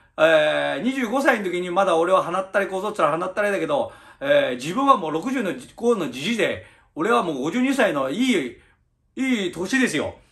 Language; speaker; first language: Japanese; early bilingual, other home language; Chinese